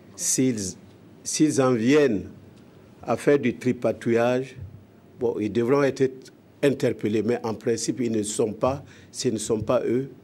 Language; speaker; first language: French; non-native, local second language; Mossi